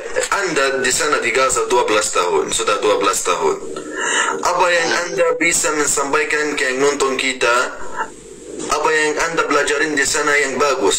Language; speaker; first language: Indonesian; non-native, learner; Arabic